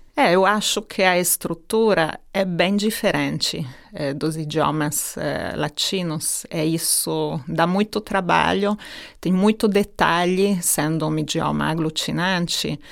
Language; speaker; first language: Portuguese; non-native, fluent; Hungarian